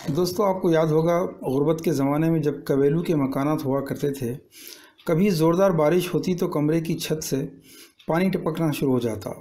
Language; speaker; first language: Urdu; native; Urdu